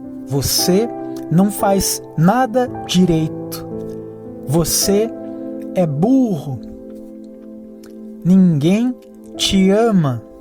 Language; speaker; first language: Portuguese; native; Portuguese